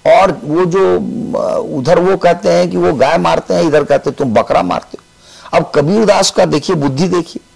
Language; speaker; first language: Hindi; native; Hindi